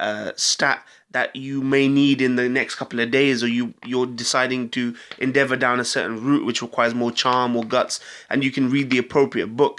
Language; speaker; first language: English; native; English